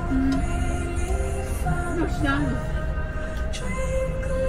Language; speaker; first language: Chinese; native; Chinese